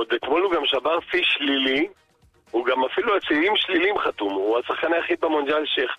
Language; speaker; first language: Hebrew; native; Hebrew